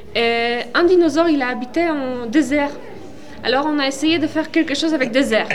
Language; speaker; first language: French; non-native, fluent; Polish